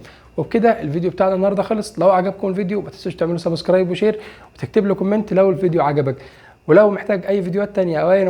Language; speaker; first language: Arabic; native; Arabic